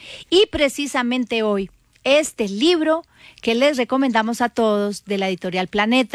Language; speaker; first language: Spanish; native; Spanish